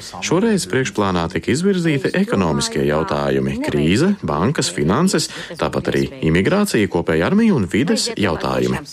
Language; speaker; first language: Latvian; early bilingual, heritage; Latvian